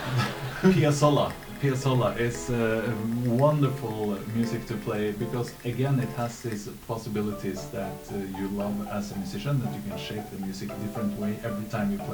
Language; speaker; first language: English; non-native, fluent; Norwegian